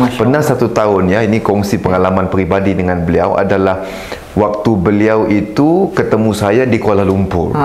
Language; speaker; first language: Malay; native; Malay